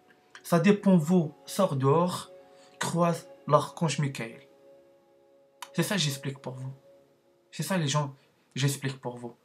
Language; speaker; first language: French; non-native, learner; Arabic